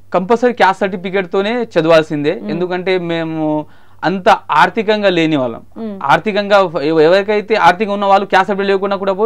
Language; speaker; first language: Telugu; non-native, local second language; Marathi